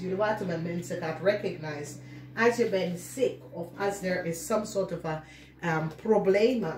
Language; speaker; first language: Dutch; non-native, learner; English